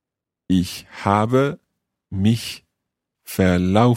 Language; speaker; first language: German; non-native, learner; English